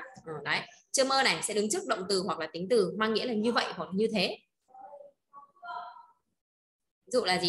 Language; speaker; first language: Vietnamese; native; Vietnamese